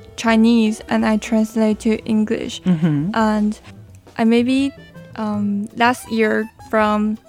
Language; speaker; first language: English; non-native, learner; Chinese